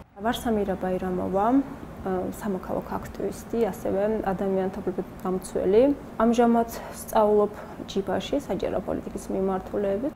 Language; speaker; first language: Georgian; non-native, local second language; Azerbaijani